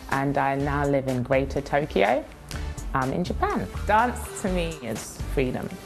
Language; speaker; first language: English; native; English